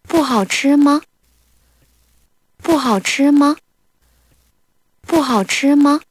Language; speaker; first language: Chinese; non-native, learner; Korean